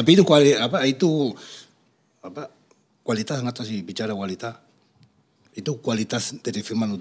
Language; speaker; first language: Indonesian; non-native, fluent; Spanish